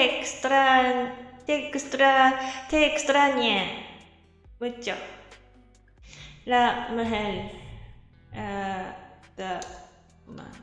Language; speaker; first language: Spanish; non-native, learner; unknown